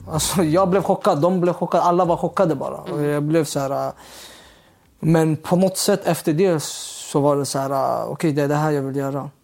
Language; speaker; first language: Swedish; early bilingual, other home language; Uyghur